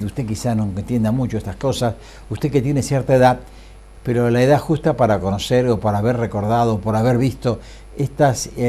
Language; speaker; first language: Spanish; native; Spanish